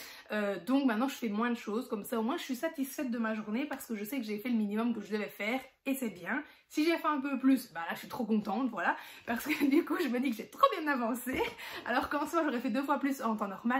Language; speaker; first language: French; native; French